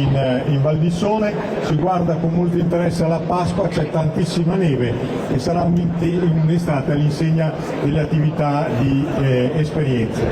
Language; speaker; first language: Italian; native; Italian